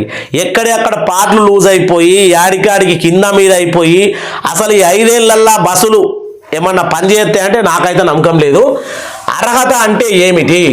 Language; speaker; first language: Telugu; native; Telugu